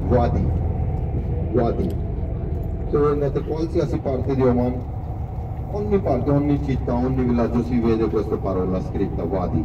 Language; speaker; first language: Italian; non-native, fluent; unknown